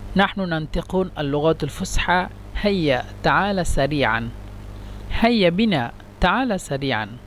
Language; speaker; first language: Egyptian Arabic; non-native, learner; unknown